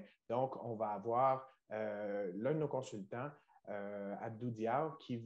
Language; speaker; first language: French; native; French